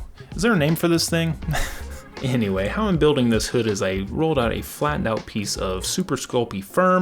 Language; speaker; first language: English; native; English